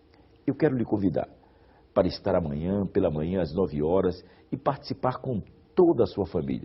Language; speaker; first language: Portuguese; native; Portuguese